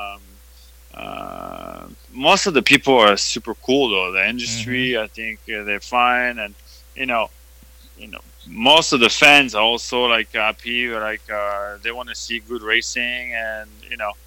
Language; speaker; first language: English; non-native, fluent; French